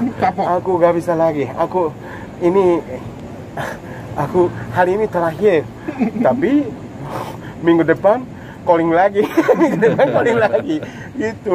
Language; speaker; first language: Indonesian; non-native, learner; Japanese